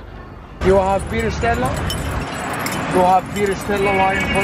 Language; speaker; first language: English; non-native, learner; Arabic